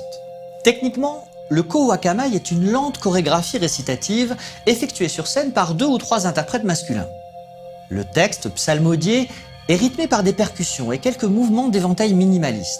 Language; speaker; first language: French; native; French